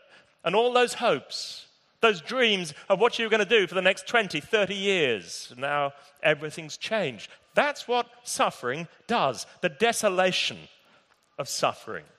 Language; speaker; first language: English; native; English